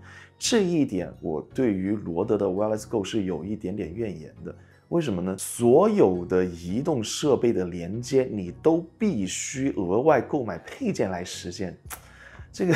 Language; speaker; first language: Chinese; native; Chinese